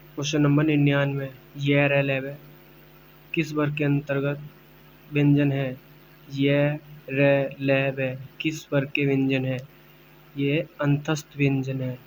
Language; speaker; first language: Hindi; native; Hindi